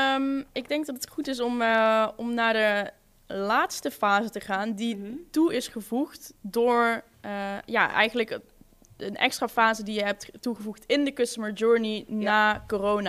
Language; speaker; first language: Dutch; native; Dutch